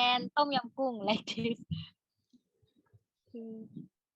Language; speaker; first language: English; non-native, learner; Thai